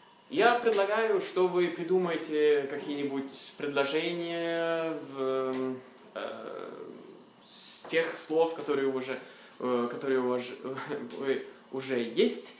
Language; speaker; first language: Russian; non-native, learner; Norwegian